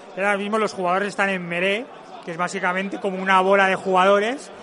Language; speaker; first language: Spanish; non-native, local second language; Catalan